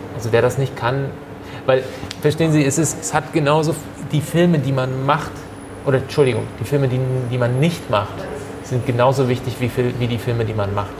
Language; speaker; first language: German; early bilingual, other home language; Turkish